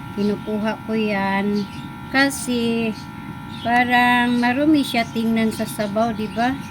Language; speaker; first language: Filipino; non-native, local second language; Cebuano